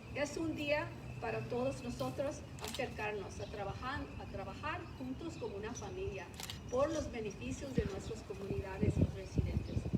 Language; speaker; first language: Spanish; early bilingual, heritage; Spanish